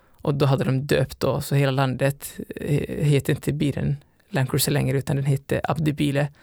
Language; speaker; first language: Swedish; early bilingual, other home language; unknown